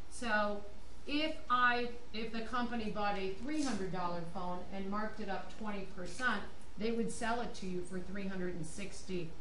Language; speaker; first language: English; native; English